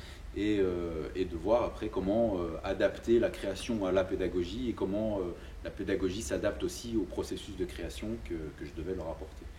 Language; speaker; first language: French; native; French